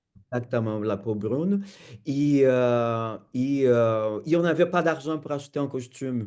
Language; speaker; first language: French; non-native, fluent; Portuguese